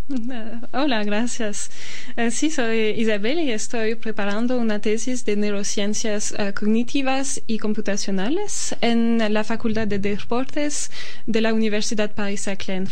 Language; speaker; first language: Spanish; non-native, fluent; Albanian